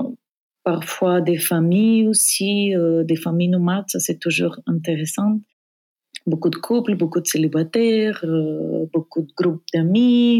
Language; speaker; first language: French; non-native, fluent; Bulgarian